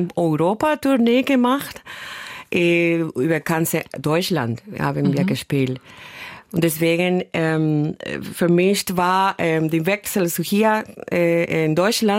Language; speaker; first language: German; non-native, learner; Spanish